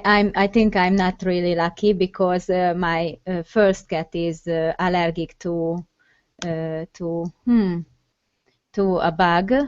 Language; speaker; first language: English; non-native, learner; Hungarian